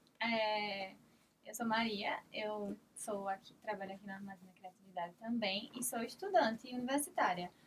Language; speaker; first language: Portuguese; native; Portuguese